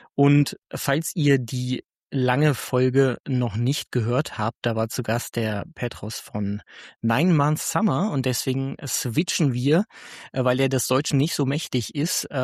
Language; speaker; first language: German; native; German